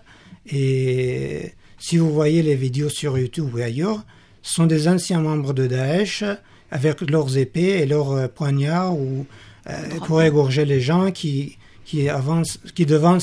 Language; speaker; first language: French; non-native, fluent; Kurdish